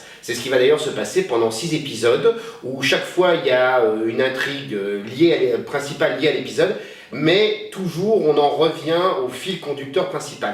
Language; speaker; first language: French; native; French